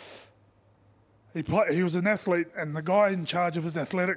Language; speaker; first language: English; native; English